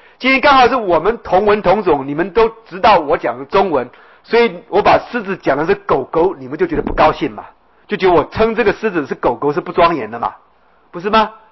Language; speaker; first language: Chinese; native; Chinese